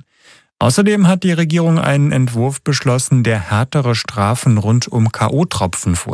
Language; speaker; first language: German; native; German